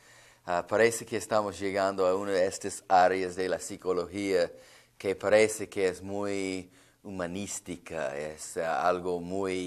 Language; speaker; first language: Spanish; non-native, fluent; English